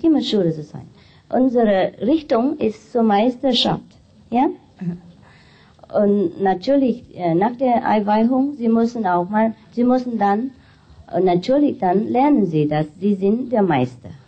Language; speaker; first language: German; non-native, fluent; Vietnamese